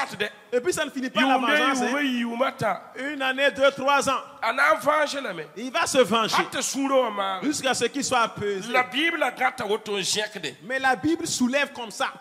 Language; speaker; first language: French; non-native, local second language; Mossi